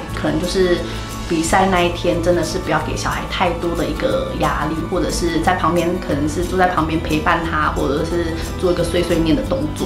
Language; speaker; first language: Chinese; native; Chinese